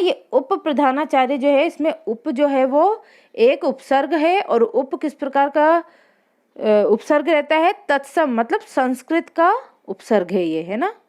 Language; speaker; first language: Hindi; native; Hindi